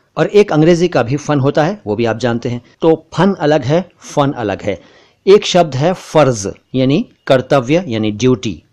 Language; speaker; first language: Hindi; native; Hindi